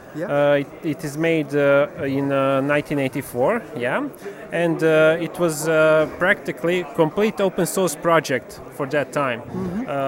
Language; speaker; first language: English; non-native, fluent; Serbian